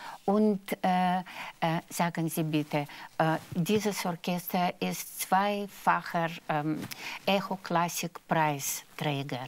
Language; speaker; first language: German; non-native, fluent; Russian